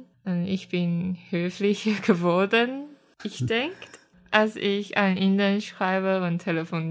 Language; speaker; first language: German; non-native, learner; Chinese